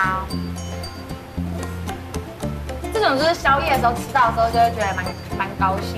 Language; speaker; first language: Chinese; native; Chinese